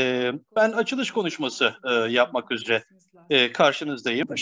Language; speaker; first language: Turkish; native; Turkish